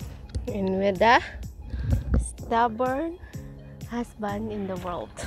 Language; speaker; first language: English; non-native, local second language; Filipino